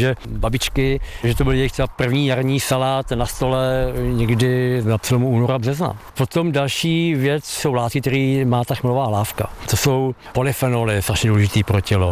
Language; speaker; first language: Czech; native; Czech